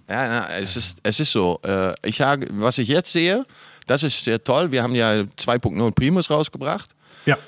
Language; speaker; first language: German; non-native, fluent; Dutch